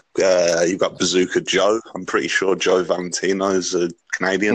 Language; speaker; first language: English; native; English